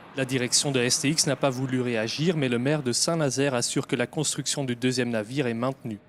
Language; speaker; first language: French; native; French